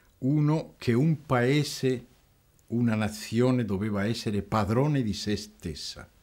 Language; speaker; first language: Italian; non-native, fluent; Spanish